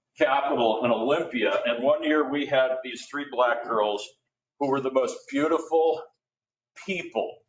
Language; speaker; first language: English; native; English